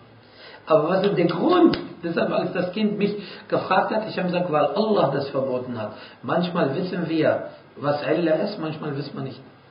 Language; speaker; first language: German; non-native, fluent; Arabic